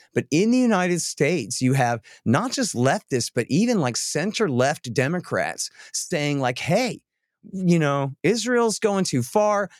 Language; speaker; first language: English; native; English